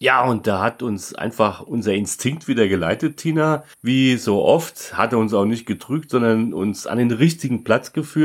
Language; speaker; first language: German; native; German